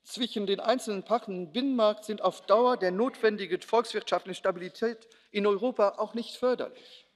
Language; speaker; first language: German; non-native, local second language; Luxembourgish